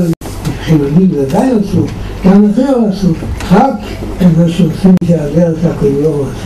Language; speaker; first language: Hebrew; non-native, fluent; Yiddish